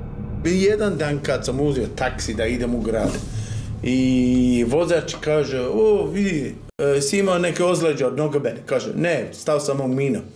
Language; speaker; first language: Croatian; non-native, learner; English